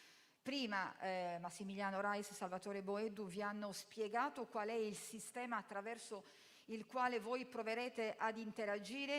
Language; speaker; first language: Italian; native; Italian